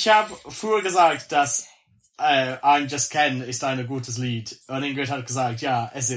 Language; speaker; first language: German; non-native, learner; English